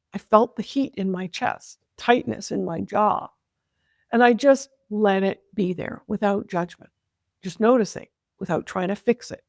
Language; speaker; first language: English; native; English